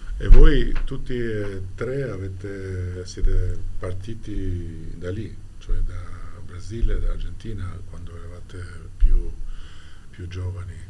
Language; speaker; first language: Italian; non-native, fluent; Albanian